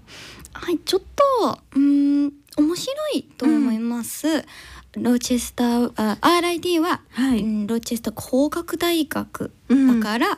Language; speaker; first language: Japanese; non-native, learner; English